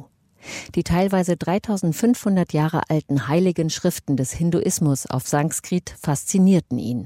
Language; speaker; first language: German; native; German